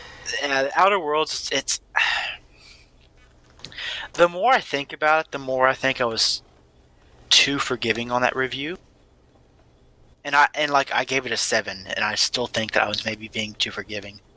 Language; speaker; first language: English; native; English